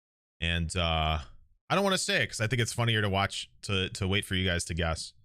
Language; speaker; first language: English; native; English